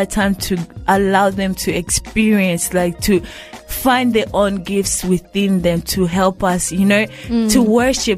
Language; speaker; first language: English; non-native, local second language; Rundi